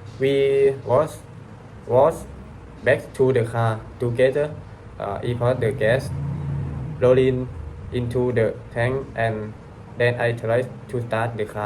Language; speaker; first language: English; non-native, learner; Thai